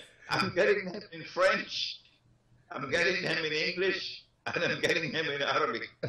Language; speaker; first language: English; native; English